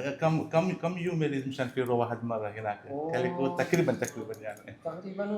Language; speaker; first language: Arabic; non-native, learner; Malayalam